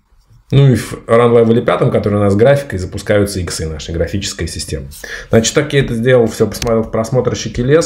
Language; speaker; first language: Russian; native; Russian